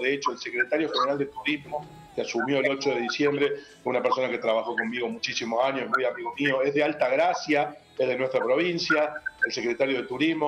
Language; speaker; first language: Spanish; native; Spanish